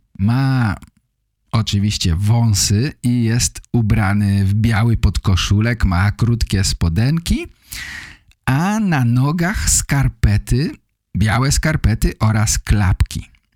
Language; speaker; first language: Polish; native; Polish